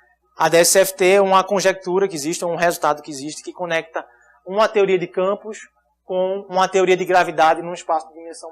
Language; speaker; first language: Portuguese; native; Portuguese